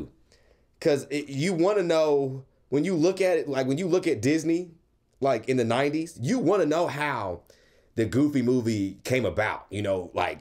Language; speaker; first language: English; native; English